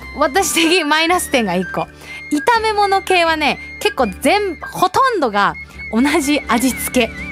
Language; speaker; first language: Japanese; early bilingual, heritage; Japanese